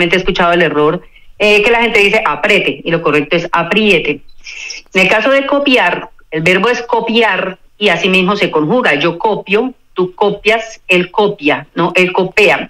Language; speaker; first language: Spanish; native; Spanish